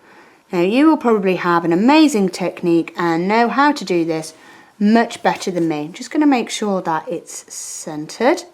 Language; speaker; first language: English; native; English